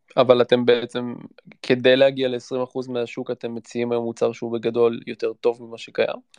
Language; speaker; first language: Hebrew; native; Hebrew